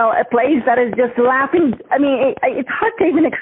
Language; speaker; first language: English; non-native, fluent; Polish